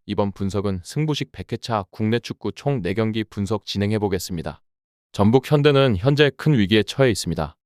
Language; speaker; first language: Korean; native; Korean